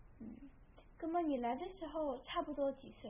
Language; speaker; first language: Chinese; early bilingual, heritage; Chinese